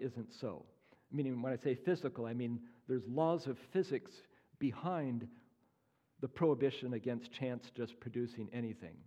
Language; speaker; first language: English; native; English